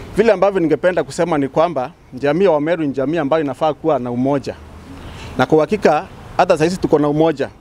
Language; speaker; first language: Swahili; non-native, local second language; Meru